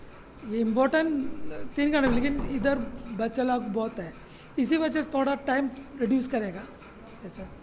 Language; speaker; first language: Hindi; non-native, learner; Malayalam